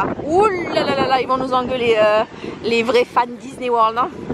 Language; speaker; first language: French; native; French